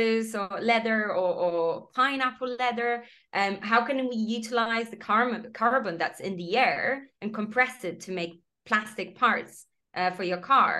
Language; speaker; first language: English; non-native, fluent; Polish